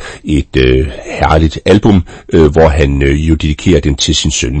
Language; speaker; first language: Danish; native; Danish